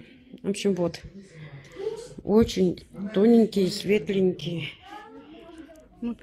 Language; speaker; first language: Russian; native; Russian